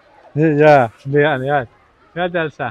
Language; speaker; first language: Indonesian; non-native, learner; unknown